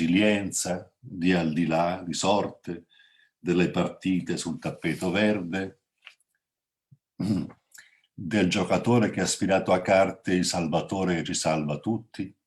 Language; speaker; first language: Italian; native; Italian